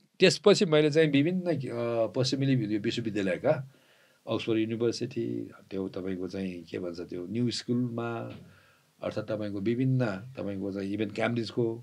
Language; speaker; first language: Nepali; non-native, local second language; Tibetan